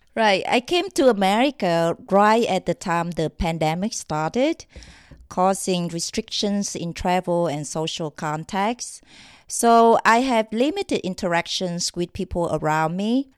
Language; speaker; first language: English; non-native, fluent; Vietnamese